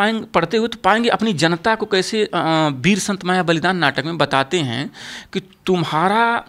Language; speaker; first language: Hindi; native; Hindi